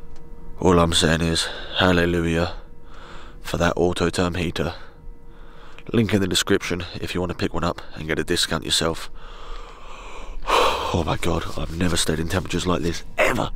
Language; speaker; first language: English; native; English